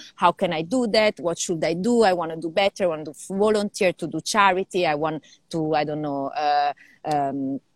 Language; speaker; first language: English; non-native, fluent; Italian